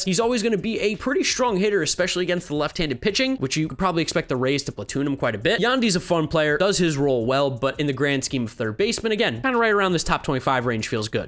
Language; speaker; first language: English; native; English